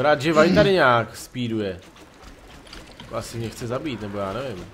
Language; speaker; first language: Czech; native; Czech